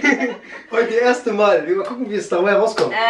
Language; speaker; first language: German; early bilingual, other home language; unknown